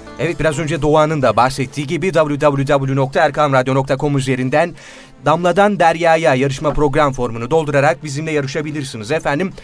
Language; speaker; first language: Turkish; native; Turkish